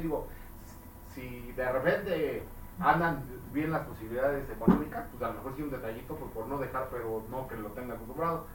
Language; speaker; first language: Spanish; native; Spanish